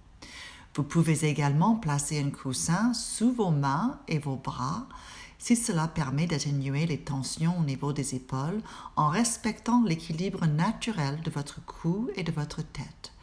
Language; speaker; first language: French; non-native, fluent; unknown